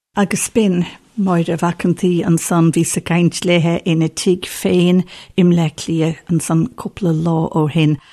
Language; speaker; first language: Irish; native; Irish